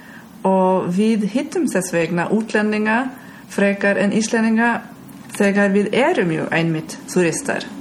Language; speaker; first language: Icelandic; non-native, learner; German